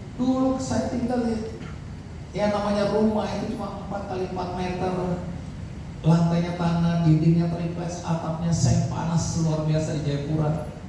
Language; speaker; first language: Indonesian; native; Indonesian